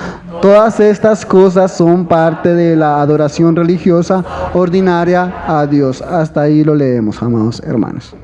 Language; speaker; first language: Spanish; native; Spanish